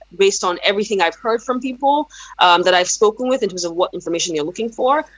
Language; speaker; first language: English; non-native, local second language; Yoruba